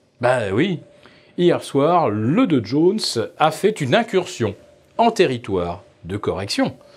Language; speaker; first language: French; native; French